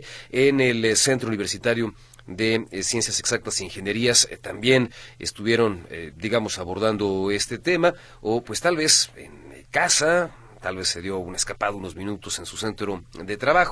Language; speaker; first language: Spanish; native; Spanish